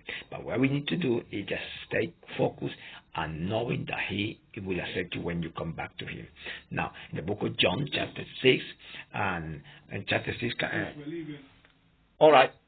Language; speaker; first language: English; non-native, fluent; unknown